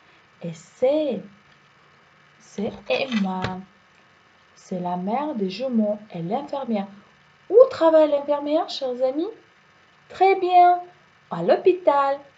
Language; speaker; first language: French; non-native, fluent; Uzbek